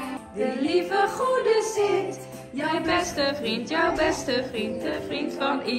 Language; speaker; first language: Dutch; native; Dutch